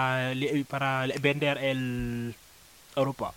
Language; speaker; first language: Spanish; non-native, learner; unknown